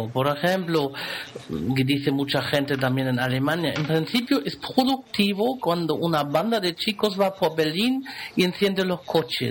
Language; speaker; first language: Spanish; non-native, fluent; German